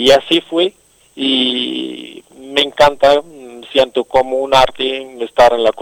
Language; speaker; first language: Spanish; non-native, local second language; Arabic